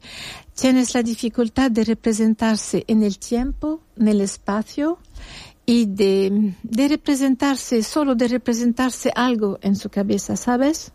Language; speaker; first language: Spanish; non-native, fluent; French